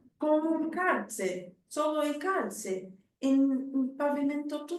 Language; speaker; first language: Italian; non-native, learner; Portuguese